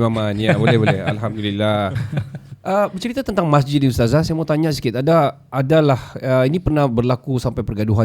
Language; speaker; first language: Malay; native; Malay